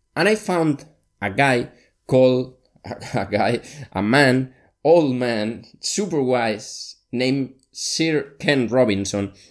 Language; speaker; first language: English; non-native, fluent; Spanish